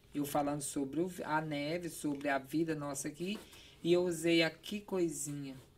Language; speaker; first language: Portuguese; native; Portuguese